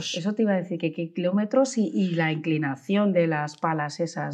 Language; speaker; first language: Spanish; native; Spanish